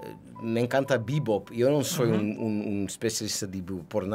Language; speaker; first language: Spanish; non-native, learner; Dutch